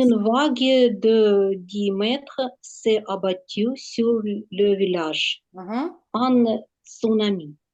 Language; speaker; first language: French; non-native, learner; Ukrainian